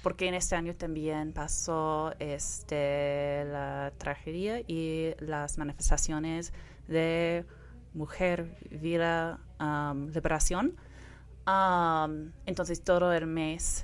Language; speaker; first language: Spanish; non-native, fluent; English